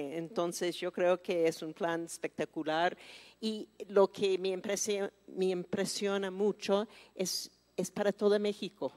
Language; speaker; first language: Spanish; non-native, fluent; English